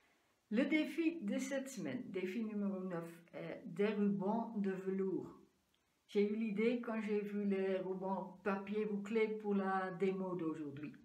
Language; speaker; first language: French; non-native, fluent; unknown